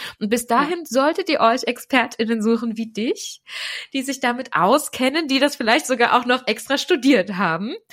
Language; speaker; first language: German; native; German